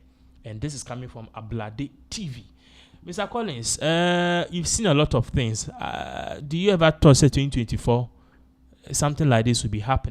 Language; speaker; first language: English; non-native, local second language; Akan